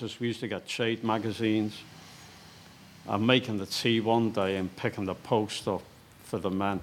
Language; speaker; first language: English; native; English